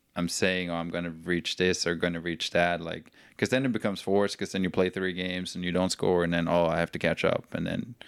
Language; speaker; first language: English; non-native, fluent; Norwegian